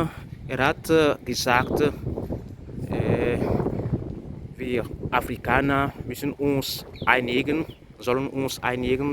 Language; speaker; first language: German; non-native, fluent; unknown